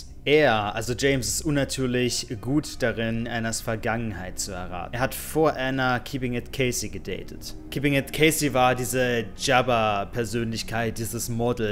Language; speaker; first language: German; native; German